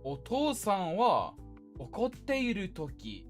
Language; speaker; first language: Japanese; non-native, learner; English